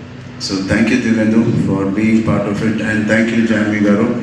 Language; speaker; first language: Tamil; non-native, learner; Telugu